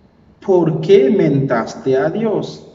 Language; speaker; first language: Spanish; non-native, fluent; Haitian Creole